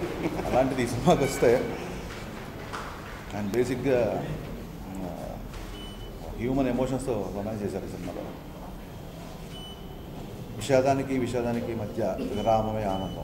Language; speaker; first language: Telugu; native; Telugu